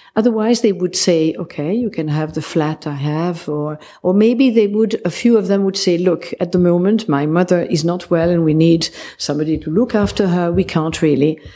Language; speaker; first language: English; non-native, fluent; French